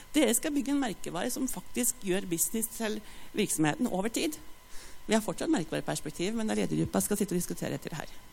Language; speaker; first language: Norwegian; native; Norwegian